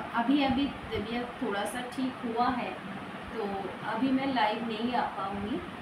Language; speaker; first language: Hindi; non-native, local second language; Bangla